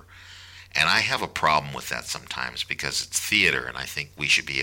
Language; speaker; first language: English; native; English